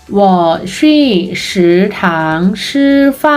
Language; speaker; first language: Chinese; non-native, fluent; Thai